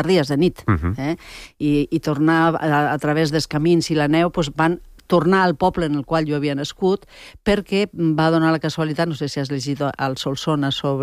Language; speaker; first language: Catalan; non-native, local second language; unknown